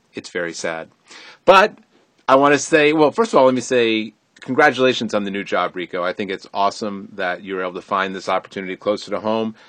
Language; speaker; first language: English; native; English